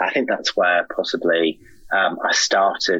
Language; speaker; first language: English; native; English